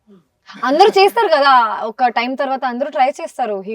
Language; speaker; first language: Telugu; non-native, fluent; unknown